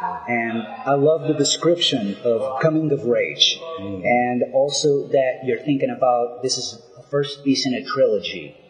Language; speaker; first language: English; non-native, fluent; Portuguese